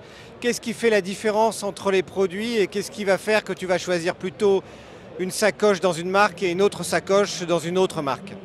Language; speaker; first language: French; native; French